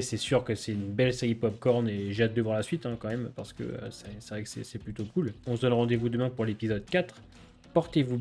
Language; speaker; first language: French; native; French